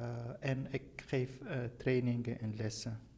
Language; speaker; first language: Dutch; non-native, fluent; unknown